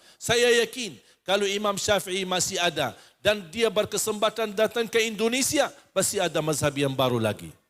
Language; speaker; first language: Indonesian; non-native, fluent; Arabic